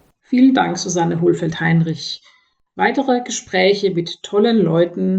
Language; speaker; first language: German; native; German